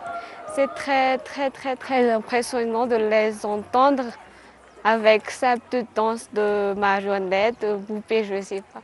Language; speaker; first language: French; non-native, local second language; Malagasy